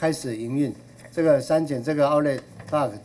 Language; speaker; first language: Chinese; native; Chinese